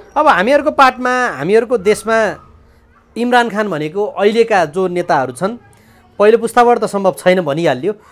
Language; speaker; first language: Nepali; native; Nepali